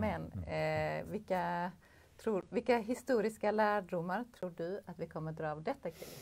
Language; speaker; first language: Swedish; native; Swedish